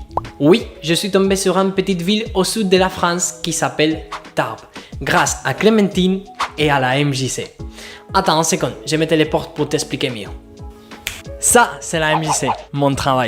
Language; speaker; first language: French; non-native, fluent; Spanish